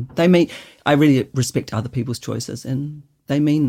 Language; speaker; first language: English; native; English